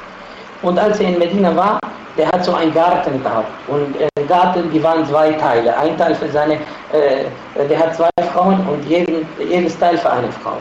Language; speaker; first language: German; non-native, fluent; Arabic